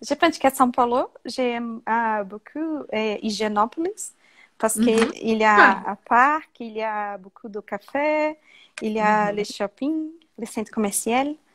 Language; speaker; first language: French; non-native, learner; Portuguese